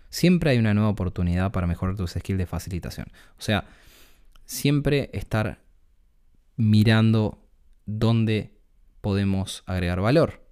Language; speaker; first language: Spanish; native; Spanish